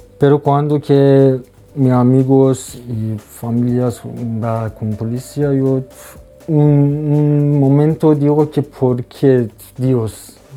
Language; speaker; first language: Spanish; non-native, learner; Persian